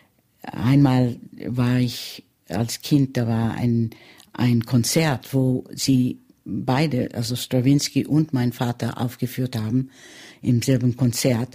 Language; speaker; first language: German; early bilingual, heritage; German